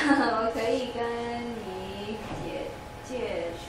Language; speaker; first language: Chinese; non-native, learner; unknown